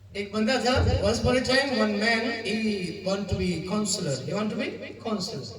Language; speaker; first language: English; non-native, local second language; Urdu